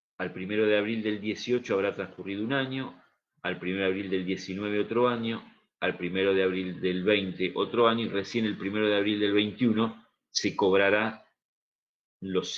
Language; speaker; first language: Spanish; native; Spanish